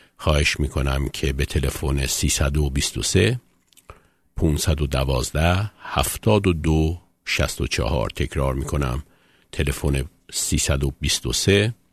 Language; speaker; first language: Persian; native; Persian